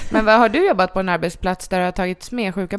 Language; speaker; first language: Swedish; native; Swedish